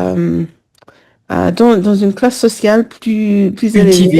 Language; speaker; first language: French; non-native, fluent; English